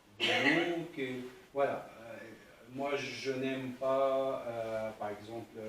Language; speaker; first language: French; non-native, fluent; Arabic